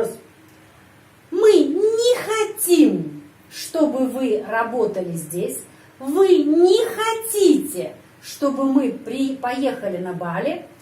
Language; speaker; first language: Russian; non-native, fluent; Indonesian